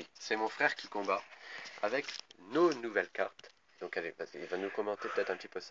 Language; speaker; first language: French; native; French